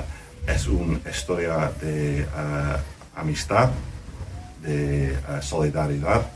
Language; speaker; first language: Spanish; non-native, fluent; English